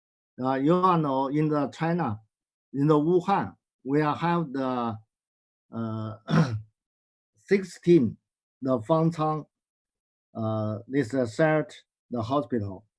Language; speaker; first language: English; non-native, learner; Chinese